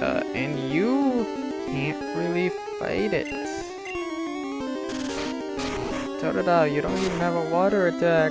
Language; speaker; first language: English; native; English